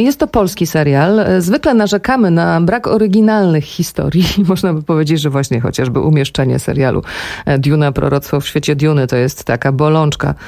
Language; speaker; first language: Polish; native; Polish